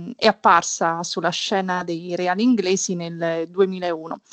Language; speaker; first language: Italian; native; Italian